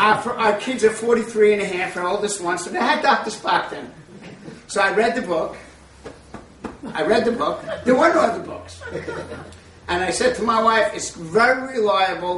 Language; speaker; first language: English; native; English